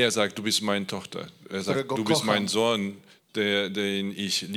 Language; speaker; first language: German; non-native, learner; Polish